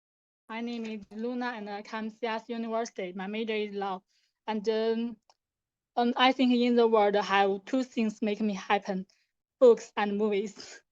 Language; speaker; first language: English; non-native, learner; Chinese